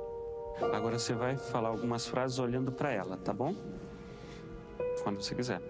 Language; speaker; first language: Portuguese; native; Portuguese